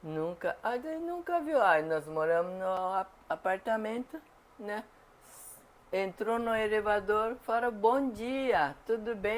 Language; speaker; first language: Portuguese; non-native, fluent; Japanese